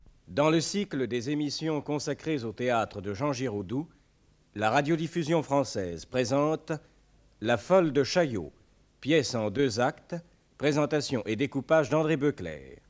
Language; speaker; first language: French; native; French